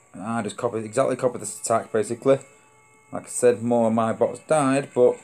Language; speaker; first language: English; native; English